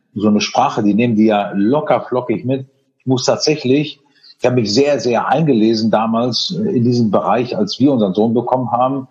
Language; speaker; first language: German; early bilingual, other home language; Spanish